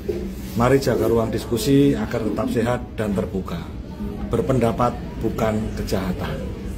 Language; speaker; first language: Indonesian; native; Indonesian